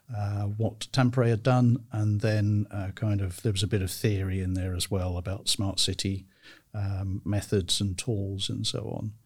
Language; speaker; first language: English; native; English